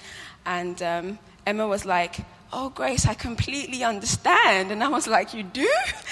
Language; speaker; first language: English; native; English